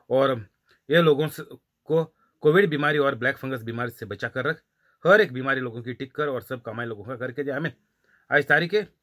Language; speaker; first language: Hindi; non-native, local second language; Marathi